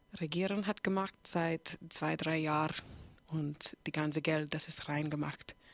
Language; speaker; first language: German; non-native, learner; English